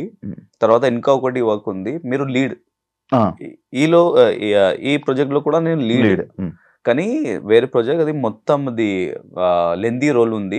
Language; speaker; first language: Telugu; non-native, learner; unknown